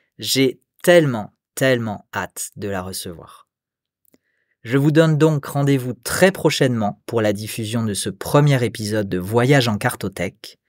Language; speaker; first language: French; native; French